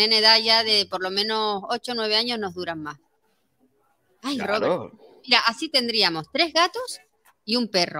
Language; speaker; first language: Spanish; native; Spanish